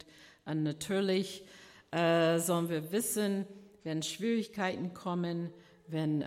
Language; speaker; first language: German; non-native, fluent; English